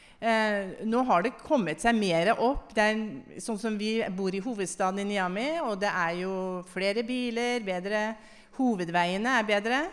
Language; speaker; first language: Norwegian; native; Norwegian